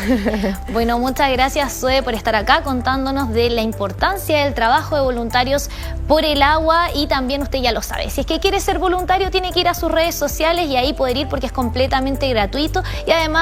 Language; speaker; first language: Spanish; native; Spanish